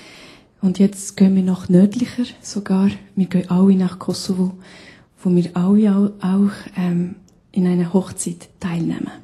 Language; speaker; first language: German; non-native, fluent; Albanian